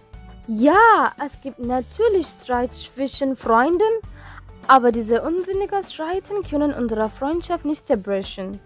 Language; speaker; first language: German; non-native, learner; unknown